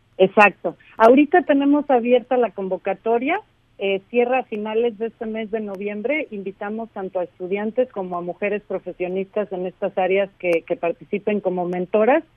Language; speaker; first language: Spanish; native; Spanish